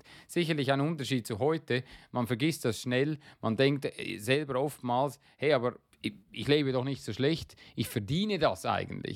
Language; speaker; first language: German; non-native, fluent; English